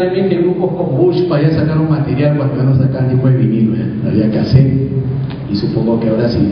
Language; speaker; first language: Spanish; native; Spanish